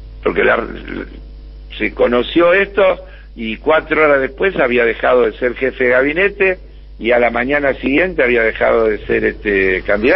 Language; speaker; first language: Spanish; native; Spanish